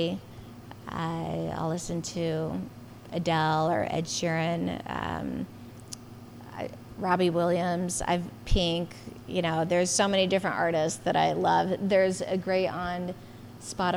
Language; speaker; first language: English; native; English